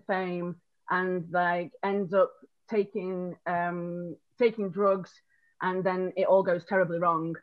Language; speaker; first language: English; native; English